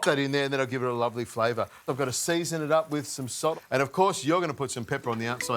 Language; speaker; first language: English; native; English